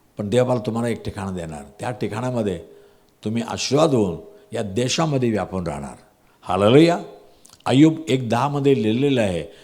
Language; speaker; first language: Marathi; non-native, local second language; Tamil